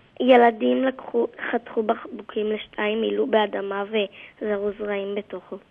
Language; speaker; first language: Hebrew; native; Hebrew